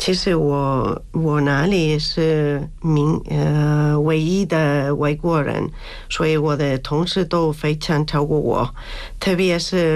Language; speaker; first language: Chinese; non-native, learner; Spanish